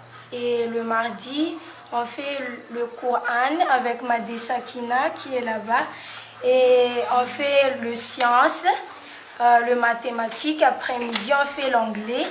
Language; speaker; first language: French; non-native, learner; Malagasy